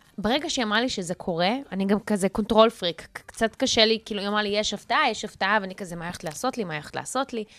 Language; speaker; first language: Hebrew; native; Hebrew